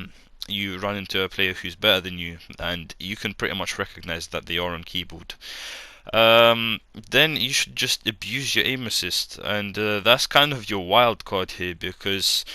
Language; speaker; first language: English; native; English